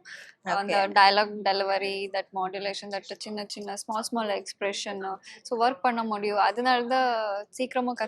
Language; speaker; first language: Tamil; non-native, learner; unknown